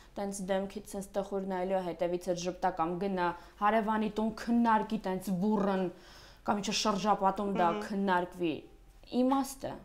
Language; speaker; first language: Armenian; early bilingual, other home language; Russian